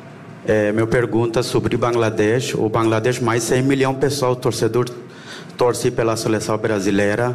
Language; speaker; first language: Portuguese; non-native, learner; Bangla